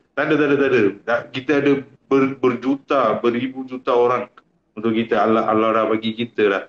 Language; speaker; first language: Malay; non-native, local second language; Tamil